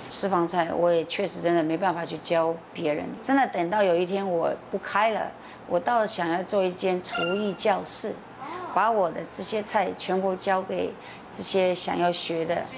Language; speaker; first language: Chinese; native; Chinese